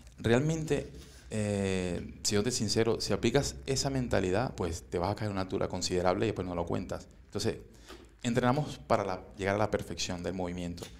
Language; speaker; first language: Spanish; native; Spanish